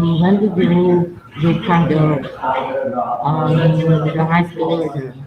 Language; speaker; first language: English; non-native, learner; Khmer